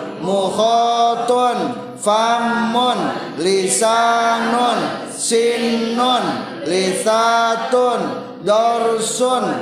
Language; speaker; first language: Arabic; non-native, fluent; Indonesian